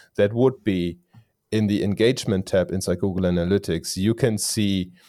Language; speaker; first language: English; non-native, fluent; German